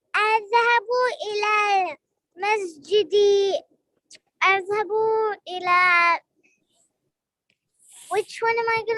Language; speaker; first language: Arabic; non-native, learner; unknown